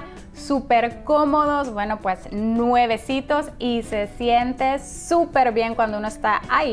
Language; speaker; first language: Spanish; native; Spanish